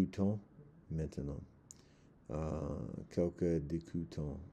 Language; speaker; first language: French; non-native, learner; English